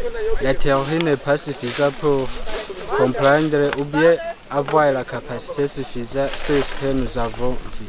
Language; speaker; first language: French; non-native, local second language; Rundi